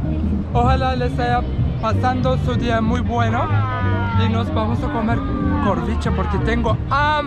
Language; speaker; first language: Spanish; non-native, learner; Turkish